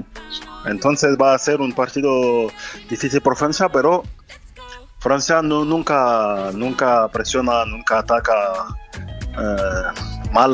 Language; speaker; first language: Spanish; non-native, fluent; French